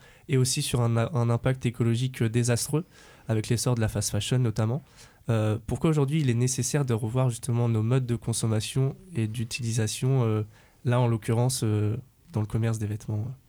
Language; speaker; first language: French; native; French